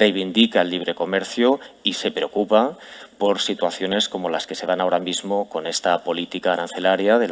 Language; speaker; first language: Spanish; native; Spanish